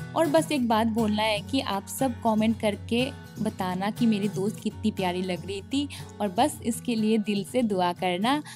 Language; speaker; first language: Hindi; non-native, local second language; Bangla